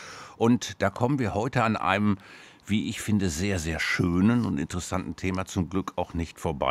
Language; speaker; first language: German; native; German